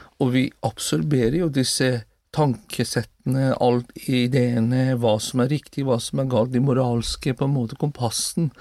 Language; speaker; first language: Norwegian; non-native, fluent; Persian